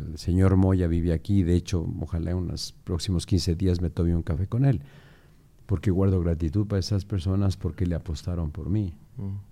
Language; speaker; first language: Spanish; native; Spanish